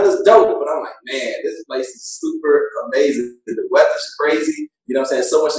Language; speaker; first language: English; native; English